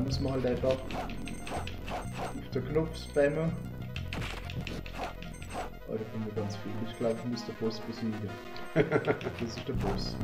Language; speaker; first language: German; native; German